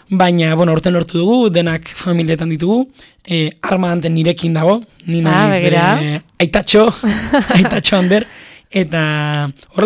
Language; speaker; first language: Basque; native; Basque